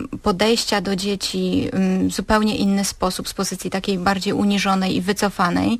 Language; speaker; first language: Polish; native; Polish